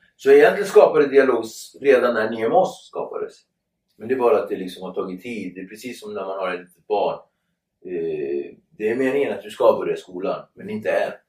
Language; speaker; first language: Swedish; early bilingual, other home language; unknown